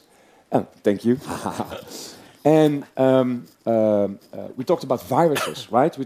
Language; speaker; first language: English; non-native, fluent; Dutch